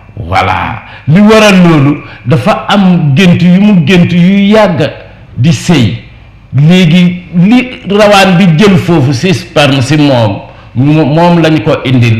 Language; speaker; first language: Wolof; non-native, local second language; Jola-Fonyi